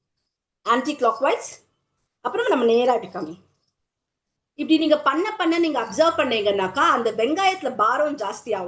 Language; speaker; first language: Tamil; native; Tamil